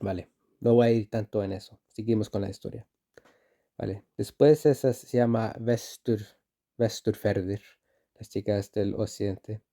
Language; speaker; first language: Spanish; non-native, fluent; Icelandic